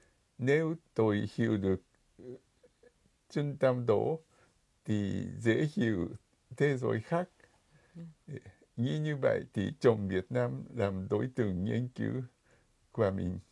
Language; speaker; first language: Vietnamese; non-native, fluent; Japanese